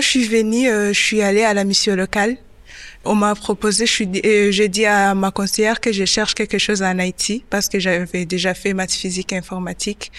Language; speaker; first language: French; non-native, local second language; Kinyarwanda